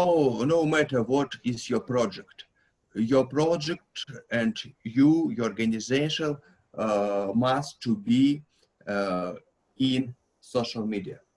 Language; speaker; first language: English; non-native, learner; Russian